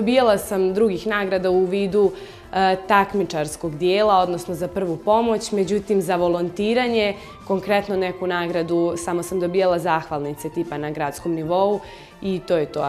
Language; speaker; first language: Croatian; native; Croatian